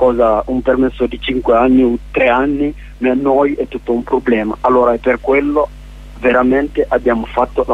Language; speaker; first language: Italian; non-native, learner; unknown